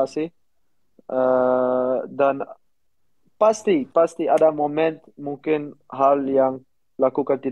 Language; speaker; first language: Indonesian; non-native, learner; Dutch